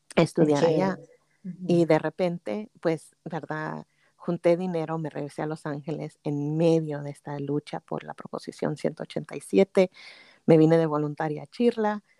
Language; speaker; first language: Spanish; native; Spanish